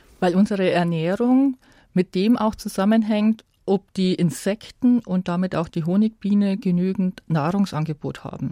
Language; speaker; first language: German; native; German